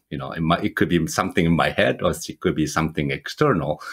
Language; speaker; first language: English; non-native, fluent; Japanese